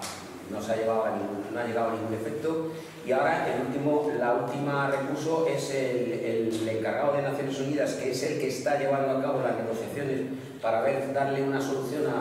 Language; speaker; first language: Spanish; native; Spanish